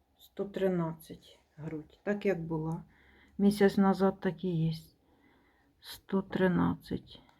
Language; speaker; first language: Ukrainian; non-native, local second language; Russian